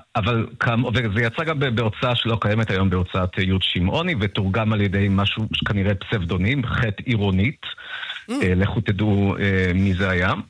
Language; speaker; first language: Hebrew; early bilingual, other home language; Russian